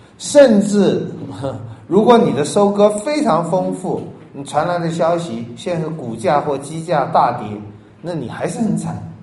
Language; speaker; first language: Chinese; native; Chinese